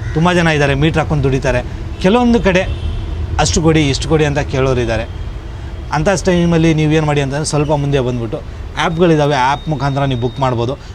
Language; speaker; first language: Kannada; native; Kannada